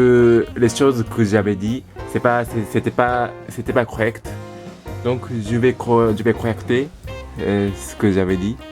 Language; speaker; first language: French; non-native, learner; Japanese